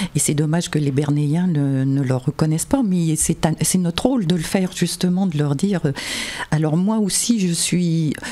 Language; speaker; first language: French; native; French